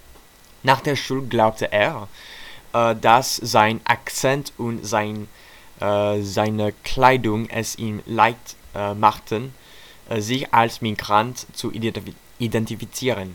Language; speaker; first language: German; non-native, learner; French